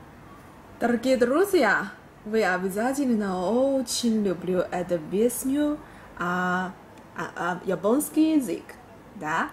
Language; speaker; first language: Russian; non-native, learner; Chinese